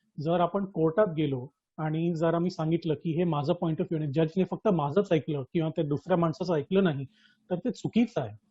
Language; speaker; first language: Marathi; native; Marathi